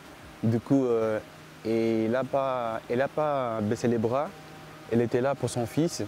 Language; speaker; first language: French; non-native, learner; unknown